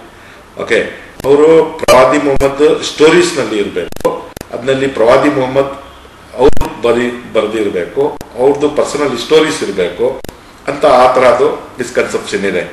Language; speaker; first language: Kannada; non-native, local second language; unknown